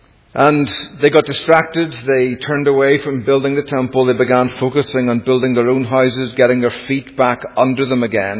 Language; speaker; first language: English; native; English